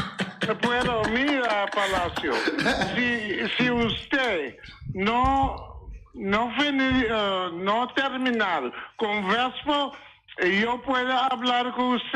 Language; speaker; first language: Spanish; non-native, learner; Papiamento